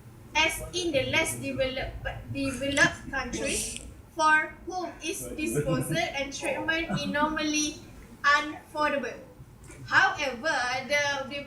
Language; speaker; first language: English; non-native, learner; Malay